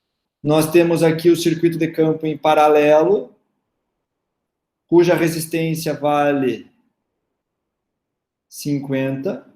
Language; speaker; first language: Portuguese; native; Portuguese